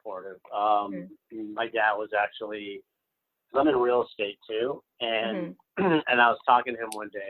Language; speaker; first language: English; native; English